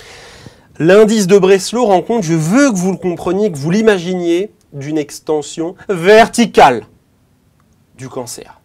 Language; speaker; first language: French; native; French